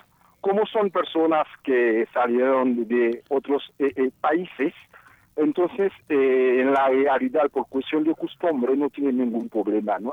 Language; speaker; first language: Spanish; non-native, fluent; Haitian Creole